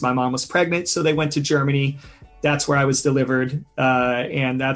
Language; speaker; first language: English; native; English